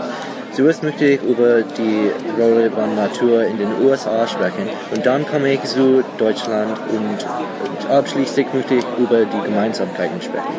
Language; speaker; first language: German; non-native, learner; English